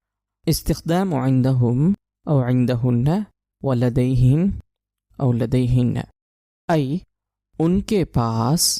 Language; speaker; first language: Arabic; non-native, fluent; Urdu